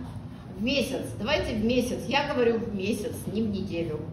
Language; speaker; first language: Russian; native; Russian